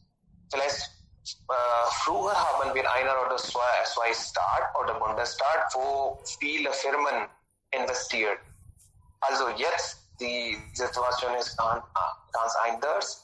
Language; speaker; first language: German; non-native, learner; Hindi